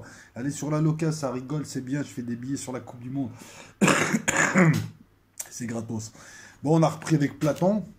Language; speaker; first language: French; native; French